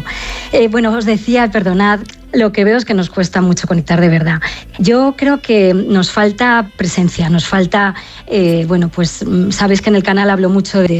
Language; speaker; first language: Spanish; native; Spanish